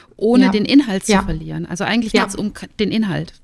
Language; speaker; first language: German; native; German